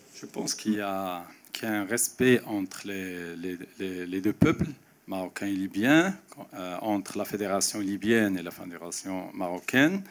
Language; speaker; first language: French; non-native, local second language; Arabic